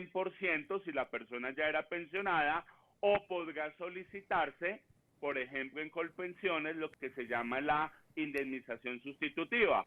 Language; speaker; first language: Spanish; native; Spanish